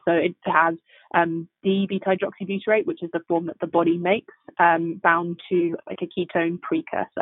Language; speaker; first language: English; native; English